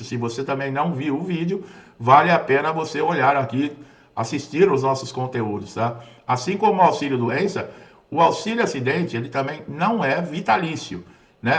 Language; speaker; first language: Portuguese; native; Portuguese